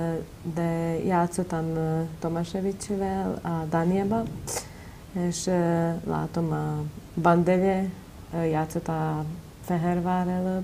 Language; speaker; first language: Hungarian; non-native, learner; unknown